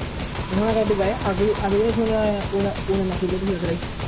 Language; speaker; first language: Spanish; native; Spanish